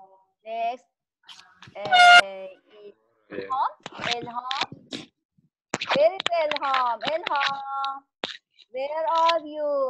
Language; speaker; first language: English; non-native, learner; Persian